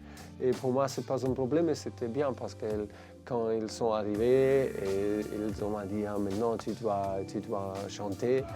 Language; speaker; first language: French; non-native, fluent; German